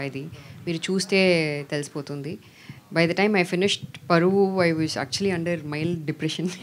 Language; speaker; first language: Telugu; non-native, fluent; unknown